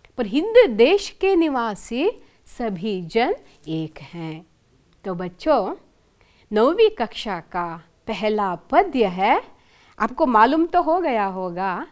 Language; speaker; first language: Hindi; non-native, local second language; Kannada